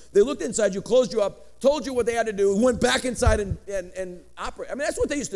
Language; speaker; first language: English; early bilingual, other home language; Greek